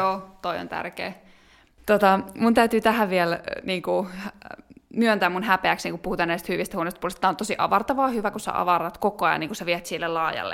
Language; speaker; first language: Finnish; native; Finnish